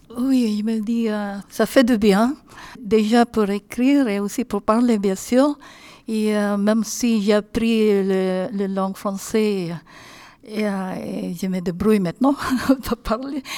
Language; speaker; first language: French; non-native, learner; Filipino